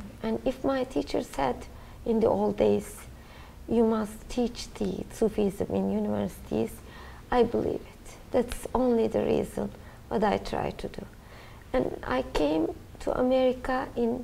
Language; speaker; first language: English; non-native, learner; Turkish